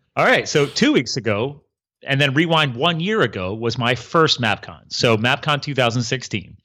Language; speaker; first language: English; native; English